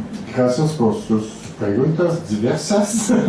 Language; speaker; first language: Spanish; non-native, learner; French